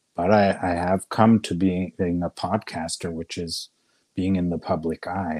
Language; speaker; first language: English; native; English